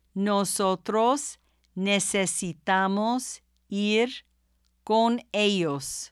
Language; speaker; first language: Spanish; non-native, fluent; English